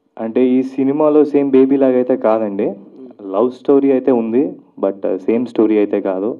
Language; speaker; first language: Telugu; native; Telugu